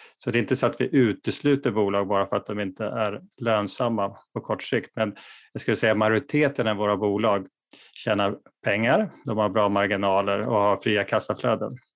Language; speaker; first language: Swedish; native; Swedish